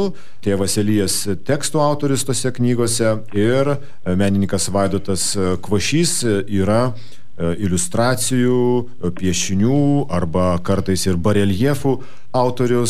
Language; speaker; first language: Lithuanian; native; Lithuanian